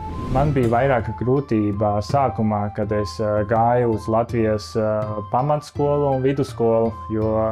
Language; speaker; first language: Latvian; early bilingual, other home language; Chinese